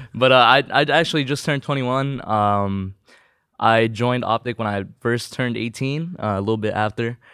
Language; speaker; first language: English; early bilingual, other home language; Filipino